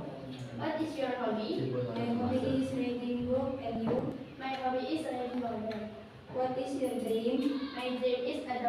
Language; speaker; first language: English; non-native, learner; Indonesian